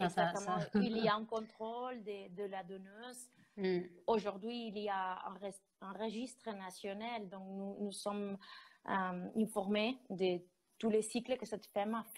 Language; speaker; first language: French; non-native, fluent; Spanish